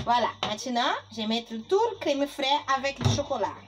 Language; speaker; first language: French; non-native, learner; Portuguese